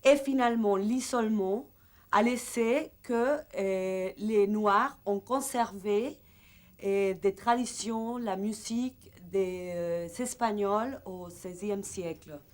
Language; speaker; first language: French; non-native, fluent; Spanish